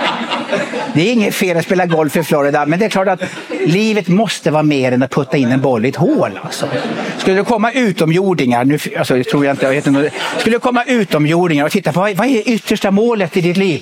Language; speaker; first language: Swedish; native; Swedish